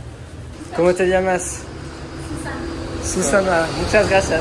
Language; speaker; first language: Spanish; non-native, learner; French